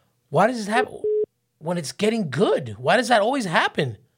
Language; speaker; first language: English; early bilingual, other home language; Spanish